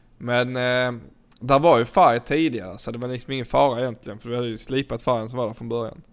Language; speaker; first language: Swedish; native; Swedish